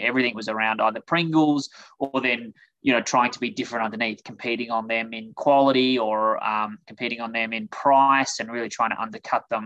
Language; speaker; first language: English; native; English